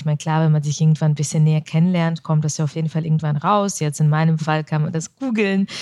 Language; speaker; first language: German; early bilingual, other home language; Russian